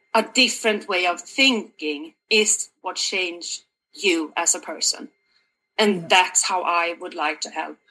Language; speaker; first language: English; non-native, fluent; Swedish